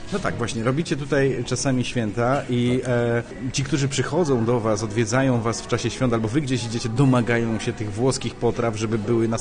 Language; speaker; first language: Polish; native; Polish